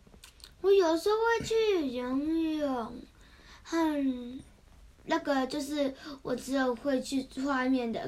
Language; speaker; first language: Chinese; early bilingual, heritage; Chinese